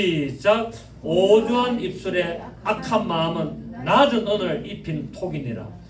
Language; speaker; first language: Korean; native; Korean